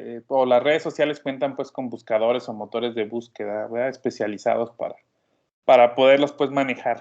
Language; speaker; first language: Spanish; native; Spanish